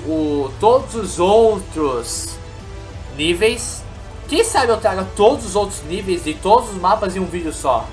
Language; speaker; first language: Portuguese; native; Portuguese